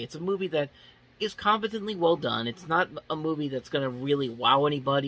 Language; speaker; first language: English; native; English